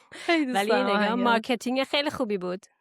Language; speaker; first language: Persian; early bilingual, heritage; Persian